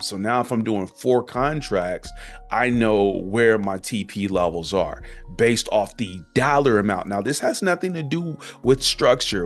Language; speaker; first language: English; native; English